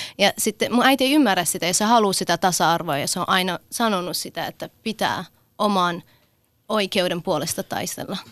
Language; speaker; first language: Finnish; early bilingual, other home language; Persian